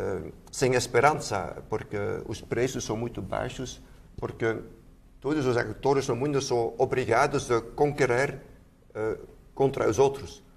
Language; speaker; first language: Portuguese; non-native, fluent; Dutch